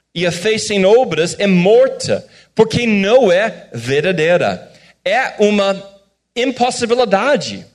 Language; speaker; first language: Portuguese; non-native, fluent; English